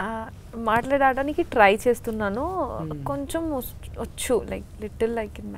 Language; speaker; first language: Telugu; non-native, learner; Bangla